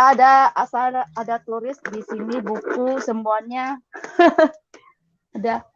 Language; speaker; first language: Indonesian; non-native, learner; Cantonese